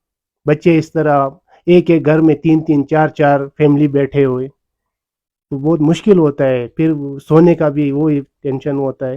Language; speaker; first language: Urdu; non-native, local second language; Pashto